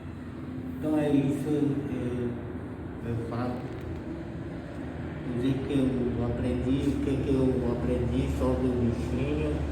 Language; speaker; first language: Portuguese; non-native, local second language; Guarani